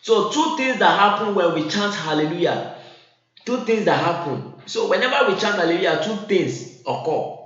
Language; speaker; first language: English; non-native, local second language; Yoruba